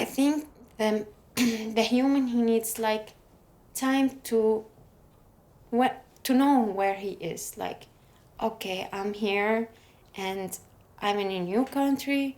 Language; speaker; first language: English; non-native, learner; Arabic